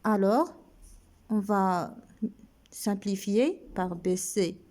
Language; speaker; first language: French; non-native, local second language; Arabic